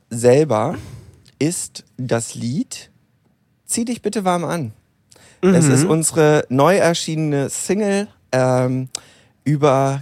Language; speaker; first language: German; native; German